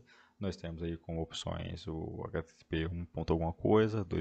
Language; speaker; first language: Portuguese; native; Portuguese